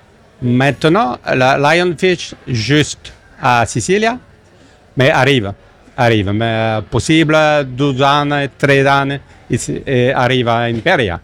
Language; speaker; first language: Italian; non-native, learner; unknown